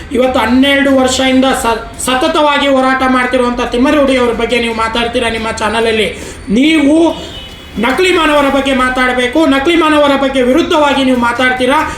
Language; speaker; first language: Kannada; non-native, local second language; Lambadi